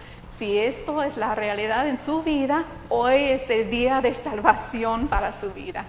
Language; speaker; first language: Spanish; non-native, fluent; English